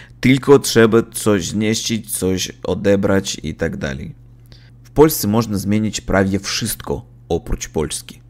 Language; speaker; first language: Polish; non-native, learner; Russian